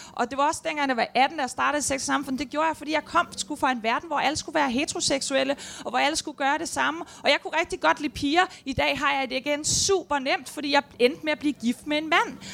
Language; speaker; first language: Danish; native; Danish